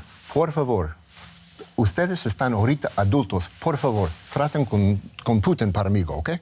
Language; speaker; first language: Spanish; non-native, learner; English